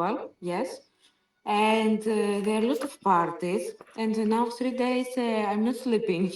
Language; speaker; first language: English; non-native, learner; Greek